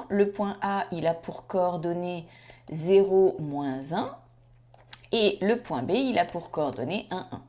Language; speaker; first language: French; native; French